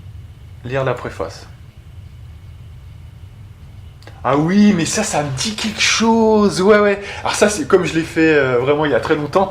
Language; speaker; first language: French; native; French